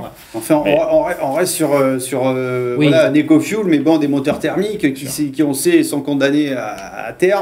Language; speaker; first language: French; native; French